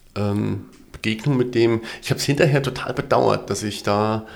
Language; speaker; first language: German; native; German